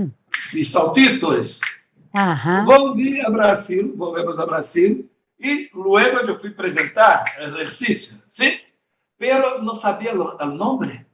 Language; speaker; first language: Spanish; non-native, learner; Portuguese